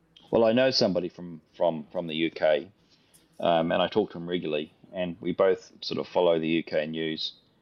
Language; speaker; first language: English; native; English